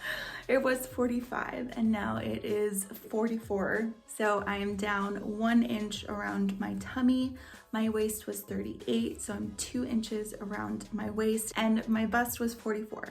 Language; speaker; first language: English; native; English